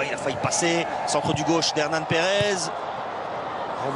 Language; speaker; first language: French; native; French